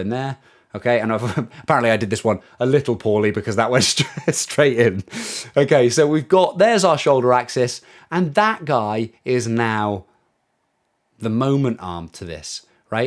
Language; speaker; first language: English; native; English